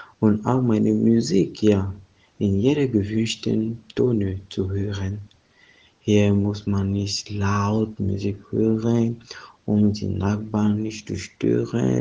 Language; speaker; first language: German; non-native, fluent; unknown